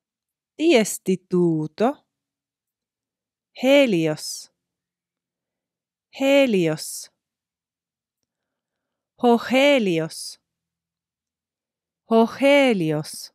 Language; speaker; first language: Greek; non-native, fluent; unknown